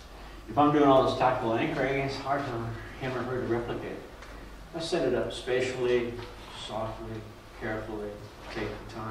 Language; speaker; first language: English; native; English